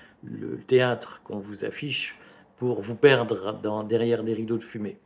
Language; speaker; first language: French; native; French